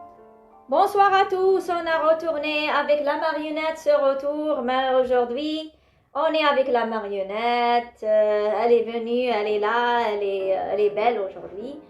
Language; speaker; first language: French; non-native, local second language; Arabic